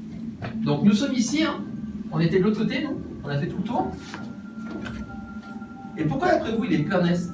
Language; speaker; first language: French; native; French